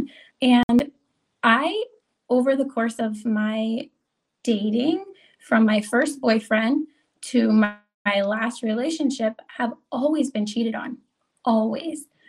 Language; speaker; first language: English; native; English